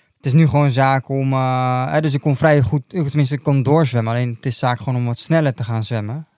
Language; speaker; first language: Dutch; native; Dutch